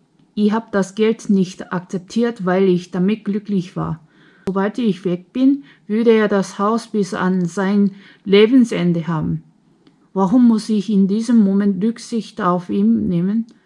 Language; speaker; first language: German; non-native, fluent; Korean